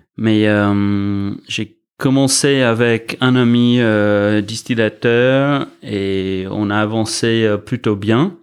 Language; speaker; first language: French; non-native, fluent; English